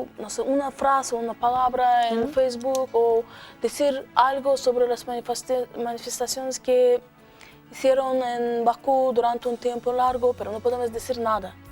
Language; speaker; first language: Spanish; non-native, learner; Azerbaijani